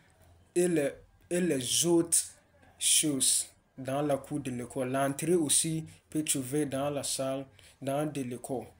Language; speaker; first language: French; non-native, learner; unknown